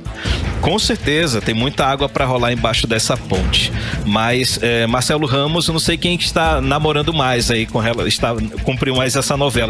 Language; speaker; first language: Portuguese; native; Portuguese